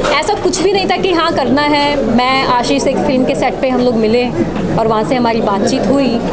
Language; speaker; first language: Hindi; native; Hindi